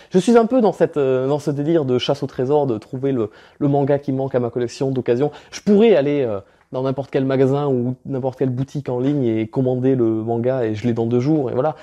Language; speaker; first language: French; native; French